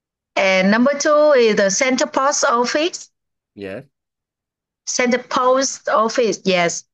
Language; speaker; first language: English; non-native, learner; Vietnamese